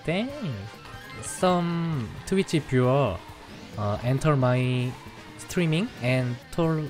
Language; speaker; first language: English; non-native, learner; Korean